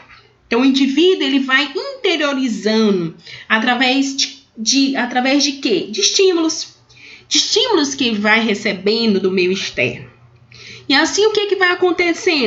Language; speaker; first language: Portuguese; native; Portuguese